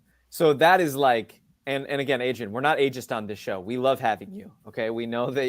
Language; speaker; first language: English; native; English